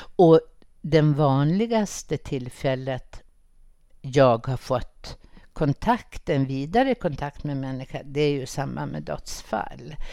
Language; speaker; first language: Swedish; native; Swedish